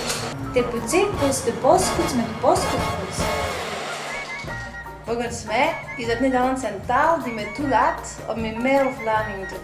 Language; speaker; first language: Dutch; non-native, learner; French